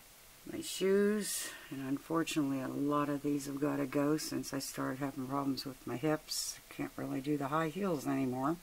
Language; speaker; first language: English; native; English